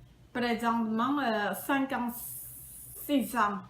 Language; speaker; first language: French; non-native, learner; Khmer